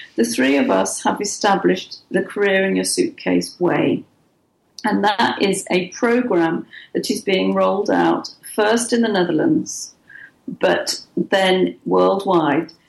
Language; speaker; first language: English; native; English